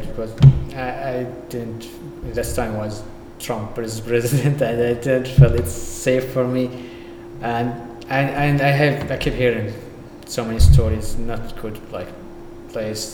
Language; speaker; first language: English; non-native, fluent; Arabic